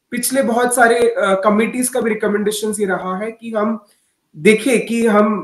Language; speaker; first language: Hindi; non-native, local second language; Odia